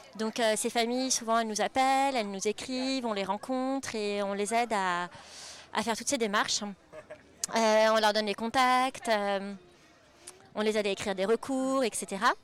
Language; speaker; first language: French; native; French